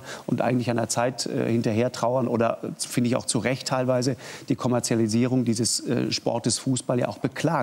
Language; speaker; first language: German; native; German